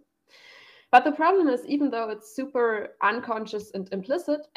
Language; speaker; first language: English; non-native, fluent; German